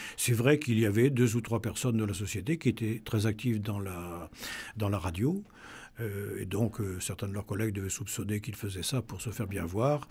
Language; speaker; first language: French; native; French